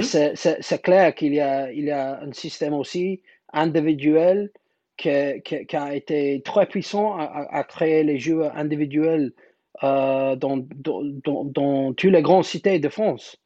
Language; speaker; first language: French; non-native, learner; English